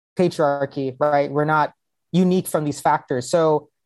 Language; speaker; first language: English; early bilingual, other home language; Hindi